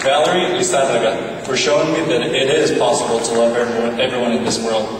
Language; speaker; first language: English; non-native, fluent; Bulgarian